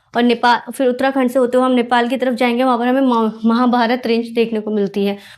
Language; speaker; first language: Hindi; native; Hindi